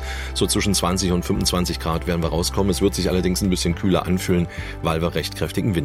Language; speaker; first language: German; native; German